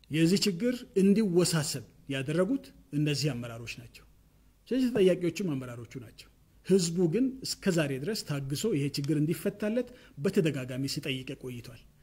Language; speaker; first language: Amharic; non-native, local second language; Wolaytta